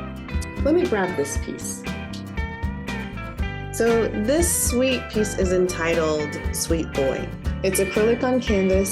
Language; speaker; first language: English; native; English